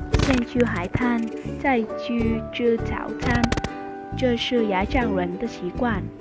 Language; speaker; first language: Chinese; non-native, fluent; Vietnamese